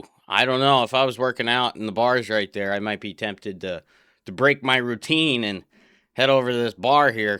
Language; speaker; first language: English; native; English